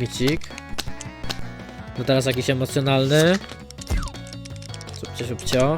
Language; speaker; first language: Polish; native; Polish